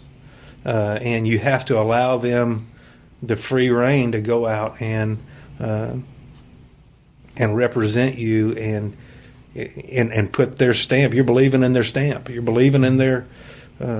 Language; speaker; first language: English; native; English